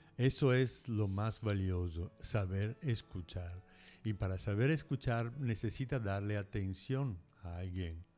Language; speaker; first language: Spanish; non-native, fluent; Italian